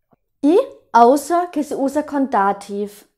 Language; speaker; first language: Spanish; non-native, fluent; German